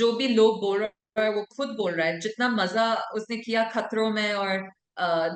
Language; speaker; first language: Hindi; non-native, local second language; English